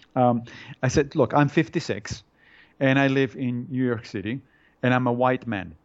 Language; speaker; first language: English; non-native, fluent; Italian